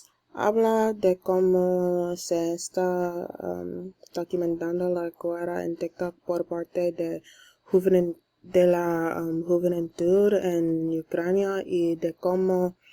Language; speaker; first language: Spanish; non-native, learner; English